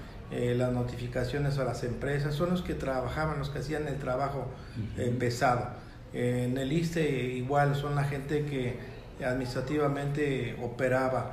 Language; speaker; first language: Spanish; native; Spanish